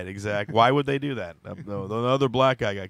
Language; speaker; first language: English; native; English